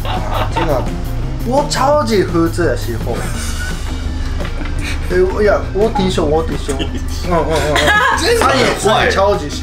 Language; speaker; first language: Chinese; non-native, learner; Japanese